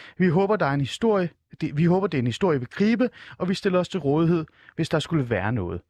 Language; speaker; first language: Danish; early bilingual, other home language; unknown